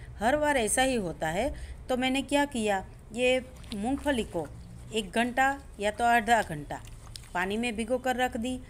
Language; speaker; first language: Hindi; non-native, local second language; Gujarati